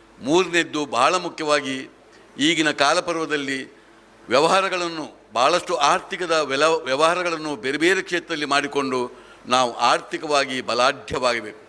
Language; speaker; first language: Kannada; non-native, local second language; Tulu